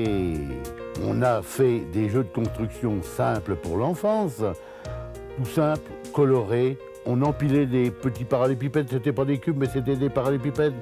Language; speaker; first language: French; native; French